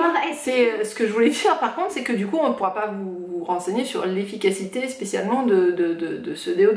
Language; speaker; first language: French; native; French